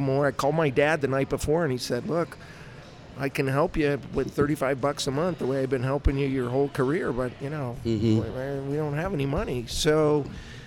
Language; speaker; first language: English; native; English